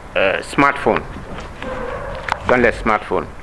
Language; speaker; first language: French; non-native, learner; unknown